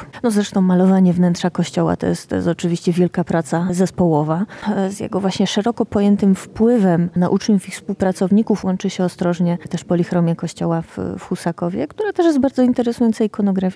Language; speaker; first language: Polish; native; Polish